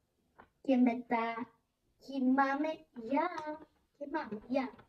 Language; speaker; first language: Greek; early bilingual, other home language; Chinese